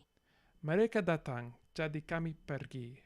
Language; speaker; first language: Indonesian; non-native, learner; English